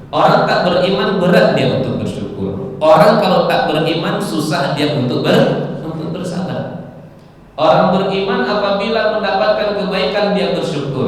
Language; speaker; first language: Malay; native; Malay